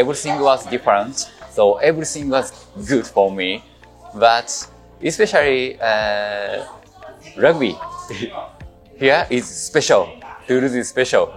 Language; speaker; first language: English; non-native, learner; Japanese